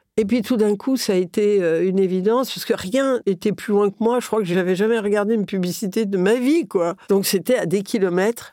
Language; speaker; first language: French; early bilingual, other home language; Catalan